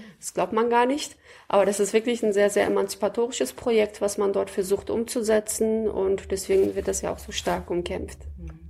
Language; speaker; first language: German; early bilingual, other home language; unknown